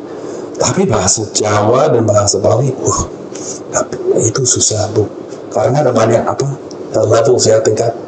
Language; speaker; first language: Indonesian; non-native, learner; English